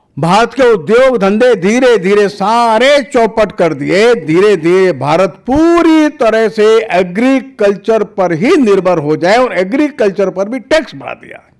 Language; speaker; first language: Hindi; native; Hindi